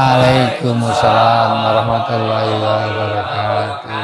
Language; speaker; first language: Indonesian; native; Indonesian